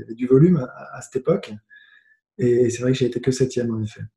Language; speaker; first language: French; native; French